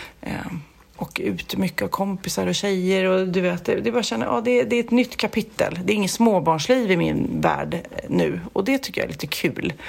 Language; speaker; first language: Swedish; native; Swedish